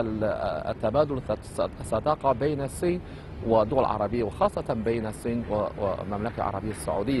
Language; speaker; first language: Arabic; non-native, fluent; Chinese